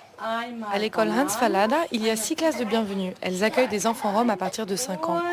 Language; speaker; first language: French; native; French